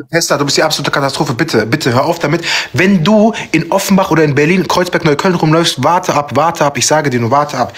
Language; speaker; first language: German; early bilingual, other home language; Turkish